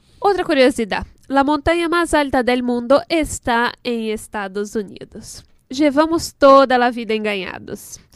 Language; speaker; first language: Spanish; non-native, fluent; Portuguese